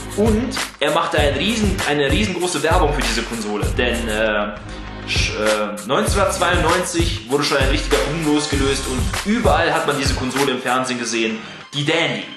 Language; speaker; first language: German; early bilingual, other home language; Russian